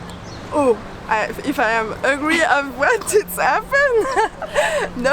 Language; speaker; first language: English; non-native, learner; French